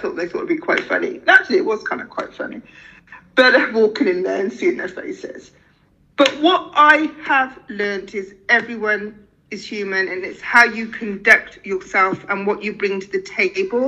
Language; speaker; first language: English; native; English